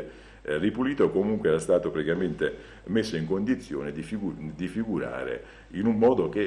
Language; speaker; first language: Italian; native; Italian